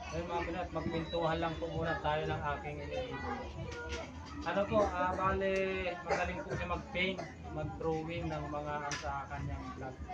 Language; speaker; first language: Filipino; non-native, local second language; Bikol